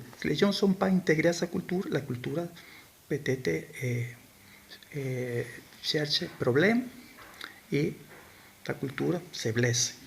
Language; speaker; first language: French; non-native, learner; Spanish